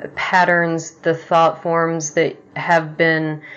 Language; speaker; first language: English; native; English